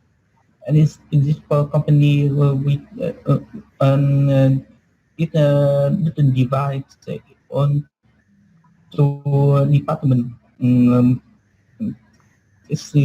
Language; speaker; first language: English; non-native, learner; Vietnamese